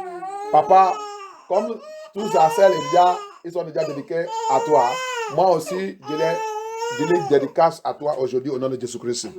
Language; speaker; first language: French; non-native, learner; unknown